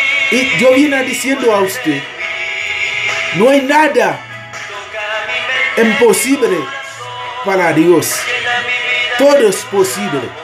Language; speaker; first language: Spanish; non-native, learner; Haitian Creole